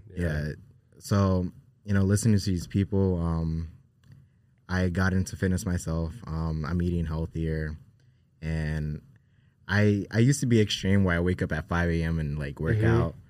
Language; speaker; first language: English; native; English